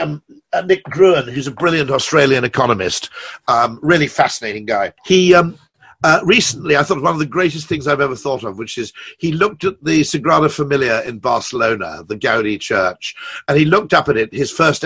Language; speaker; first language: English; native; English